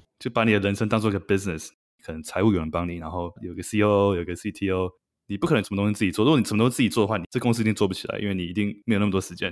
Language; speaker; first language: Chinese; native; Chinese